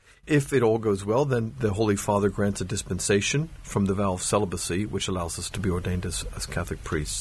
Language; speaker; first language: English; native; English